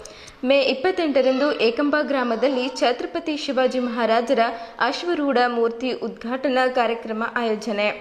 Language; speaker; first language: Kannada; native; Kannada